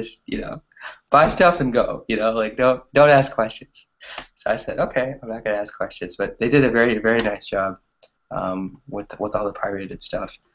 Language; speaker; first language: English; native; English